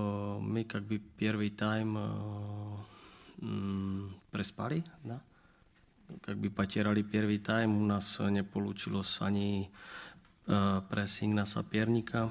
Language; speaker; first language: Russian; non-native, learner; Czech